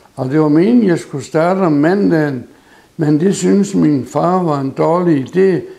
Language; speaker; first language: Danish; native; Danish